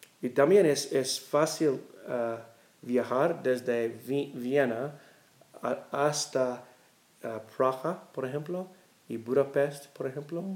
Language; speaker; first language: Spanish; non-native, learner; English